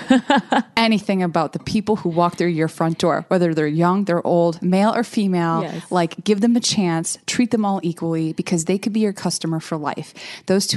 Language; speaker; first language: English; native; English